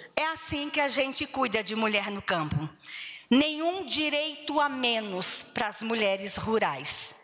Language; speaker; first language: Portuguese; native; Portuguese